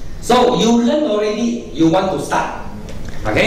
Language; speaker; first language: English; non-native, local second language; Min Nan Chinese